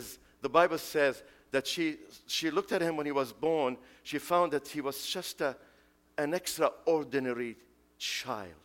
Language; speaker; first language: English; non-native, fluent; Arabic